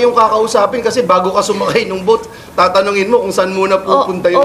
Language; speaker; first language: Filipino; native; Filipino